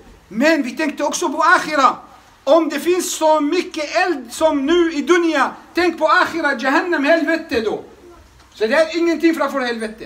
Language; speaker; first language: Swedish; non-native, fluent; Arabic